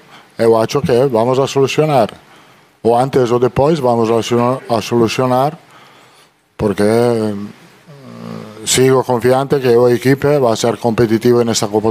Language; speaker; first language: Portuguese; non-native, learner; Italian